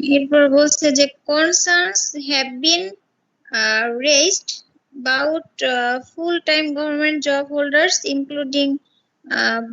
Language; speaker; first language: English; non-native, local second language; Bangla